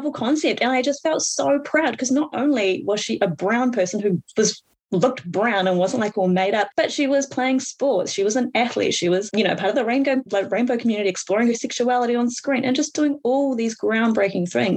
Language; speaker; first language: English; native; English